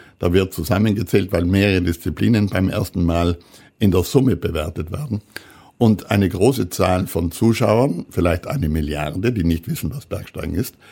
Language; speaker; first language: German; native; German